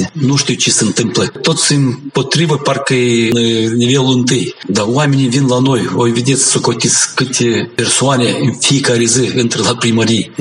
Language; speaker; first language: Romanian; non-native, local second language; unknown